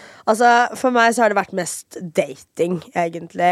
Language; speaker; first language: Norwegian; early bilingual, heritage; Norwegian